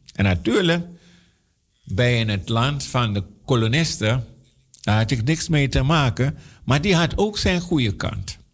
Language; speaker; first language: Dutch; non-native, local second language; Sranan Tongo